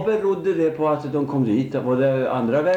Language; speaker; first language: Swedish; native; Swedish